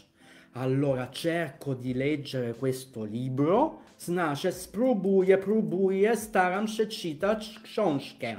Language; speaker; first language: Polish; non-native, fluent; Italian